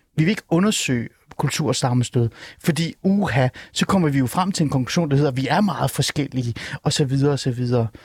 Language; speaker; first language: Danish; early bilingual, other home language; Persian